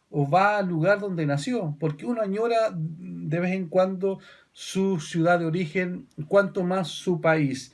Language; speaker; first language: Spanish; native; Spanish